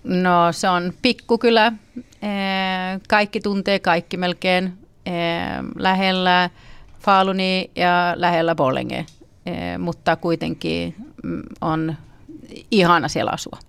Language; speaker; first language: Finnish; early bilingual, heritage; Finnish